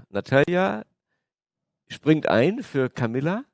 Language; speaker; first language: German; native; German